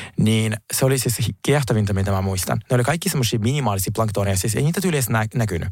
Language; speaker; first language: Finnish; non-native, fluent; Russian